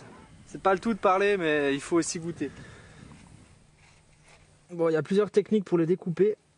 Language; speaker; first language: French; native; French